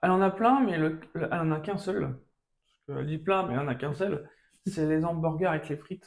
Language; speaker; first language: French; native; French